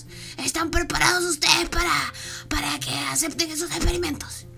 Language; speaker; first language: Spanish; native; Spanish